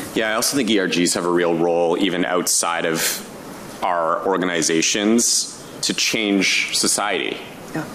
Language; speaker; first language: English; native; English